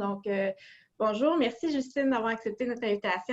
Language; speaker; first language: French; native; French